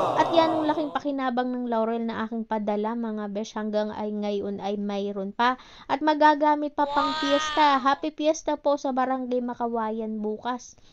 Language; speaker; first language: Filipino; non-native, local second language; Hiligaynon